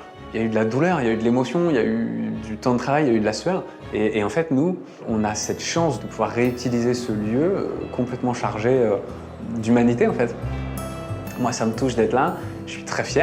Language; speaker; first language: French; native; French